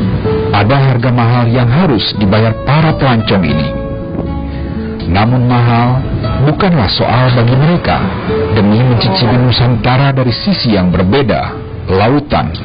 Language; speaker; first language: Indonesian; native; Indonesian